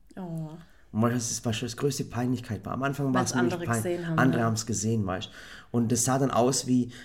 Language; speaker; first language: German; native; German